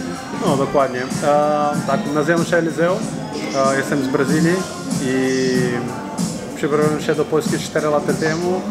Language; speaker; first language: Polish; non-native, learner; Portuguese